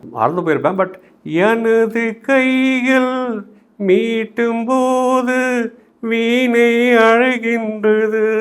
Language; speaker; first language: Tamil; non-native, local second language; Hindi